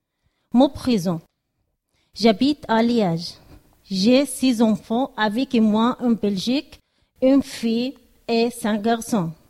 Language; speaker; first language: French; non-native, learner; Arabic